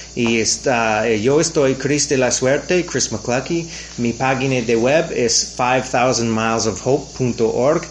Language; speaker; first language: Spanish; non-native, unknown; English